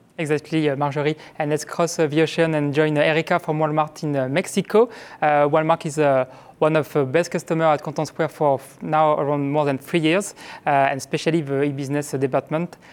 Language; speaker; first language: English; non-native, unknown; French